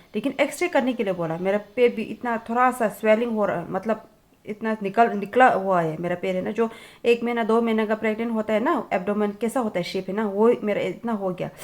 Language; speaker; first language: Hindi; non-native, local second language; Tibetan